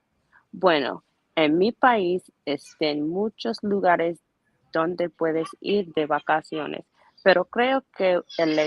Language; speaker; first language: Spanish; non-native, learner; English